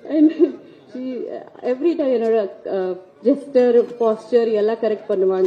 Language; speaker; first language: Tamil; non-native, learner; Marathi